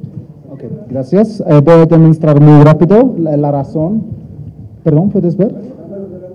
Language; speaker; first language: Spanish; non-native, learner; English